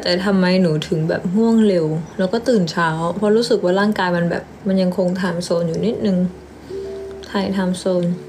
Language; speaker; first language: Thai; native; Thai